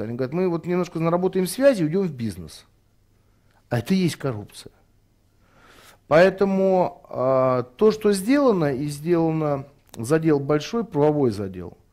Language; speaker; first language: Russian; native; Russian